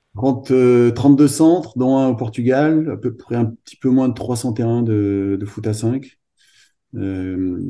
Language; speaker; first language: French; native; French